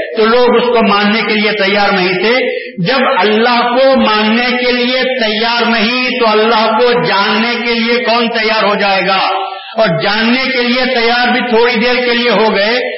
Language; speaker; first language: Urdu; native; Urdu